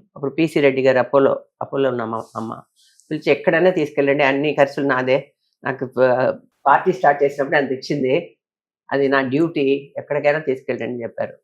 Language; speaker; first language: Telugu; native; Telugu